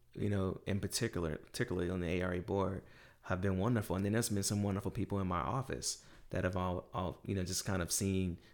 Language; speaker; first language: English; native; English